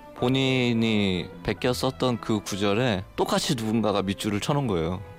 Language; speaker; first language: Korean; native; Korean